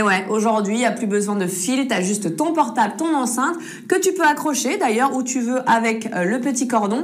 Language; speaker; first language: French; native; French